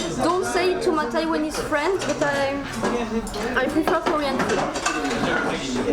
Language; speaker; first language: English; non-native, fluent; French